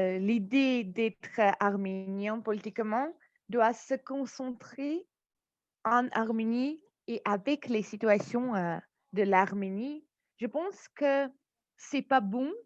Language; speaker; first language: French; non-native, fluent; Armenian